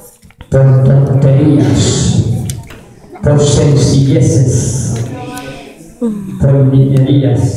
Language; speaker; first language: Spanish; native; Spanish